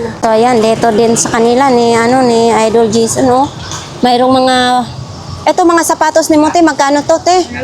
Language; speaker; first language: Filipino; non-native, local second language; Masbatenyo